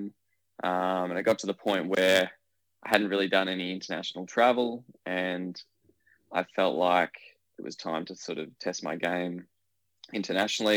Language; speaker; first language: English; native; English